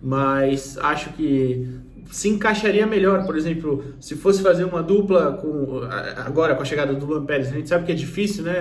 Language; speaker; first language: Portuguese; native; Portuguese